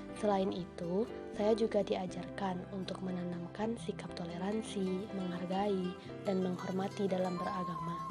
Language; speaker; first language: Indonesian; non-native, local second language; Minangkabau